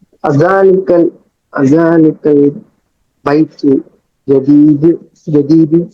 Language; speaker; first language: Arabic; non-native, learner; Tamil